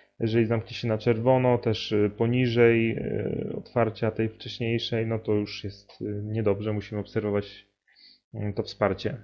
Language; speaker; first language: Polish; native; Polish